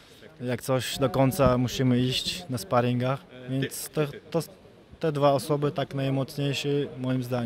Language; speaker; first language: Polish; non-native, fluent; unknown